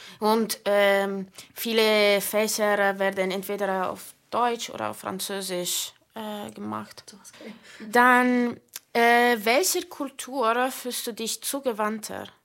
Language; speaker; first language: German; non-native, fluent; Italian